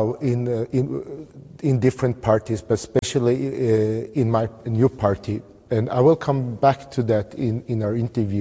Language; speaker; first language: English; non-native, fluent; Armenian